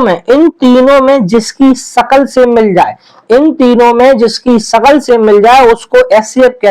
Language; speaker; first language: Hindi; native; Hindi